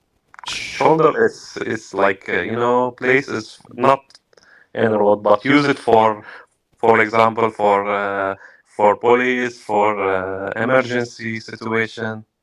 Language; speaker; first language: English; non-native, learner; Arabic